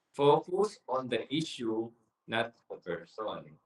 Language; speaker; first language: English; non-native, local second language; Filipino